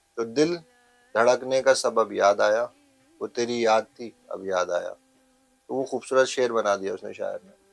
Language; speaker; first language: Hindi; native; Hindi